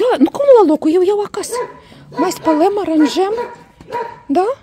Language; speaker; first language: Romanian; non-native, learner; Russian